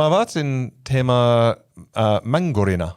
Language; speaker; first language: Estonian; non-native, fluent; English